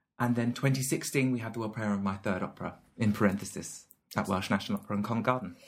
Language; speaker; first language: English; native; English